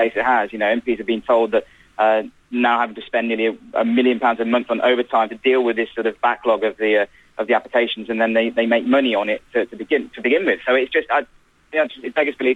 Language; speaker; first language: English; native; English